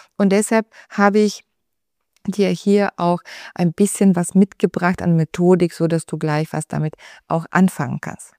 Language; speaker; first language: German; non-native, fluent; Bulgarian